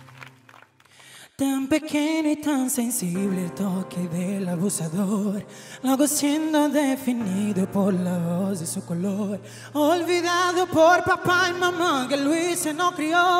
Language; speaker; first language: Spanish; non-native, fluent; Portuguese